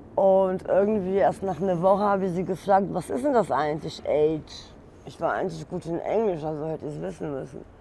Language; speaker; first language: German; early bilingual, other home language; Polish